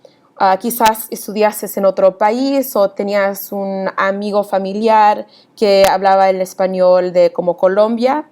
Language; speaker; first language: Spanish; early bilingual, heritage; Spanish